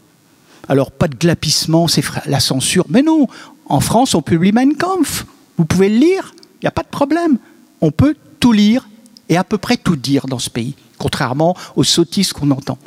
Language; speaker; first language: French; native; French